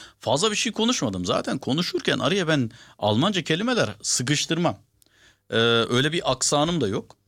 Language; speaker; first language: Turkish; early bilingual, heritage; Turkish